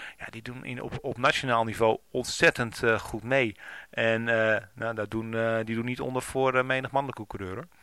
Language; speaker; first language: Dutch; native; Dutch